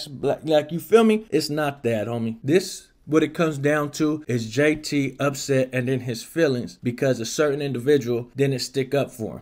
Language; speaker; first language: English; native; English